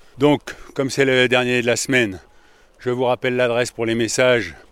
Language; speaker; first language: French; native; French